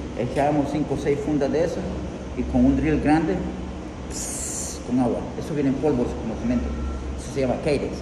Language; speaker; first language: Spanish; native; Spanish